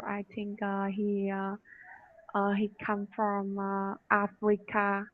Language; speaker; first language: English; non-native, learner; Vietnamese